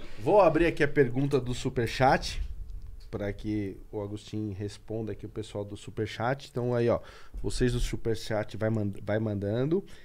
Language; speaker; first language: Portuguese; native; Portuguese